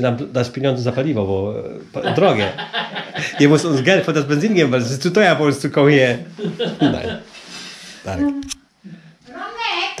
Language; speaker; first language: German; non-native, fluent; Polish